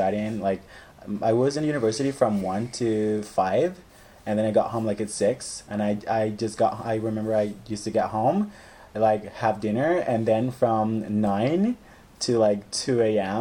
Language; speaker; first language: English; non-native, fluent; Spanish